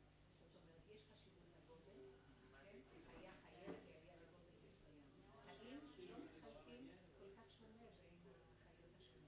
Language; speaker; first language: Hebrew; native; Hebrew